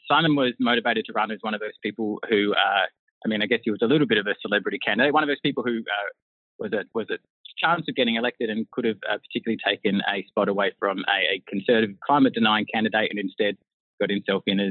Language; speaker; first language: English; native; English